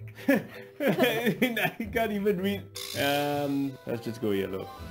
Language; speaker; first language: English; native; English